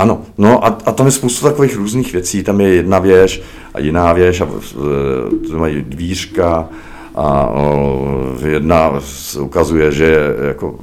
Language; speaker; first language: Czech; native; Czech